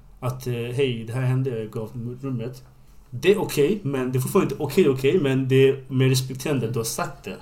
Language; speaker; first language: Swedish; non-native, fluent; Bangla